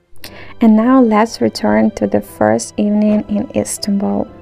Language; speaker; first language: English; non-native, fluent; Russian